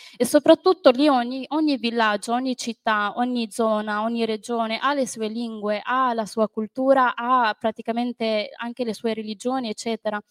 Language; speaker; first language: Italian; early bilingual, other home language; Arabic